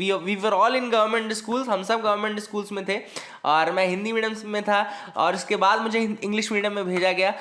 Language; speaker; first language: Hindi; native; Hindi